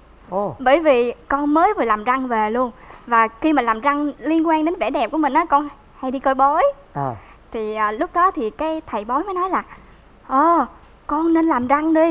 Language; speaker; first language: Vietnamese; native; Vietnamese